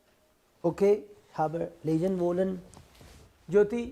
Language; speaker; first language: German; non-native, fluent; Hindi